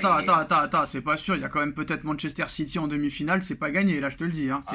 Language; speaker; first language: French; native; French